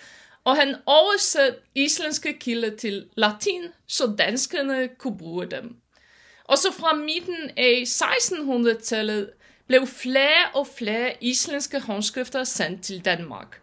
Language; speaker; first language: Danish; non-native, fluent; Polish